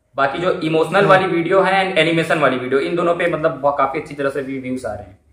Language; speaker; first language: Hindi; native; Hindi